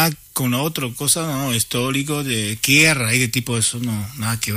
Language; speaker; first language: Spanish; non-native, learner; Chinese